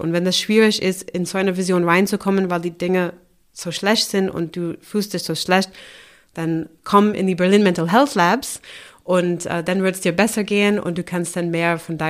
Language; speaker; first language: German; non-native, fluent; English